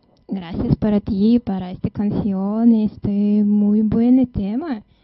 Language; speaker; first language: Spanish; non-native, learner; Russian